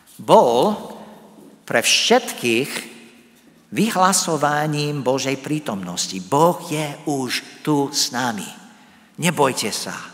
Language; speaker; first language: Slovak; non-native, fluent; English